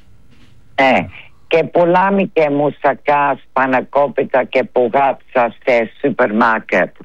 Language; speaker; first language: Greek; early bilingual, heritage; Greek